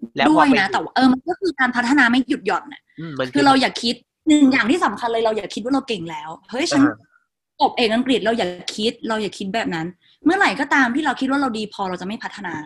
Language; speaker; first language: Thai; non-native, local second language; Northeastern Thai